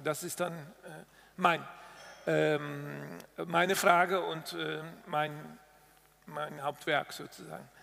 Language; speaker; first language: German; non-native, fluent; Dutch